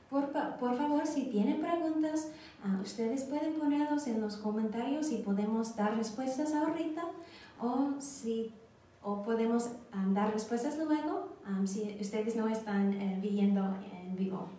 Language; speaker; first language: Spanish; non-native, learner; English